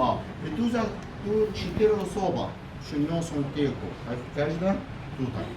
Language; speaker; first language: Polish; non-native, learner; Arabic